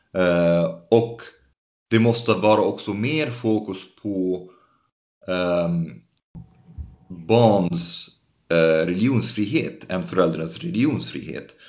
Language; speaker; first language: Swedish; non-native, fluent; Arabic